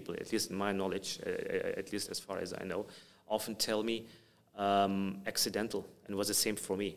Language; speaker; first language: English; non-native, fluent; German